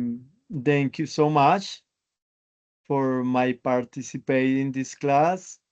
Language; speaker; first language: English; non-native, learner; Spanish